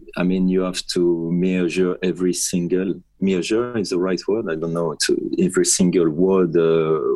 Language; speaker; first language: English; non-native, fluent; French